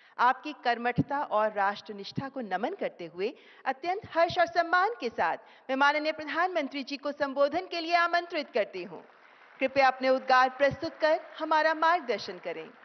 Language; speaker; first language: Hindi; native; Hindi